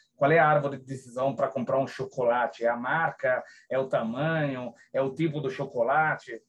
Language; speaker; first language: Portuguese; non-native, fluent; Italian